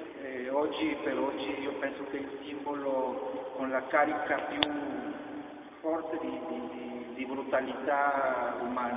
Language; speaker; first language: Italian; non-native, fluent; Spanish